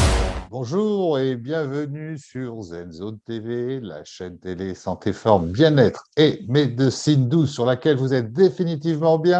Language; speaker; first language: French; native; French